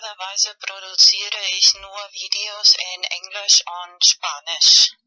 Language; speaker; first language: German; non-native, fluent; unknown